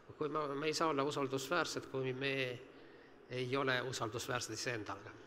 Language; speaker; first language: Estonian; non-native, local second language; Russian